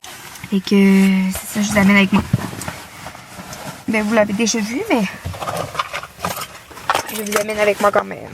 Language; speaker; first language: French; native; French